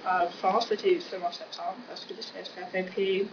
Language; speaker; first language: French; non-native, learner; English